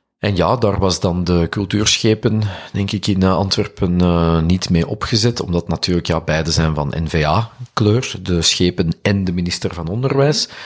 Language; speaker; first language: Dutch; native; Dutch